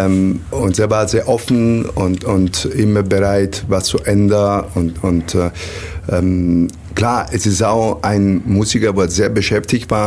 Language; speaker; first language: German; non-native, learner; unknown